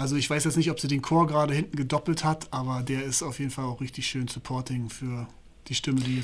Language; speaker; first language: German; native; German